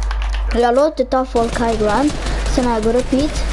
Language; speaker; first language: Swedish; early bilingual, other home language; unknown